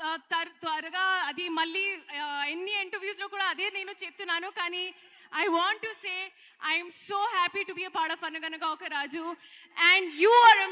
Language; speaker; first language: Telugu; non-native, learner; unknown